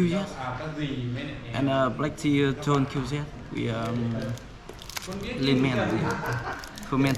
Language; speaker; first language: English; non-native, learner; Vietnamese